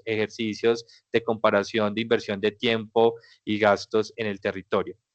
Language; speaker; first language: Spanish; native; Spanish